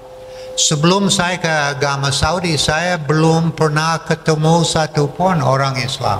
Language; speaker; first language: Indonesian; non-native, fluent; English